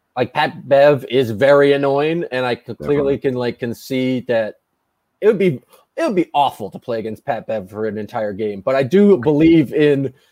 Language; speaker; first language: English; native; English